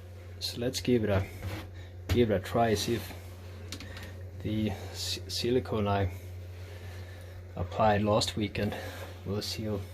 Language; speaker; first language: English; non-native, fluent; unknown